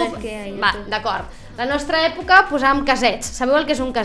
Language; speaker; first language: Catalan; native; Catalan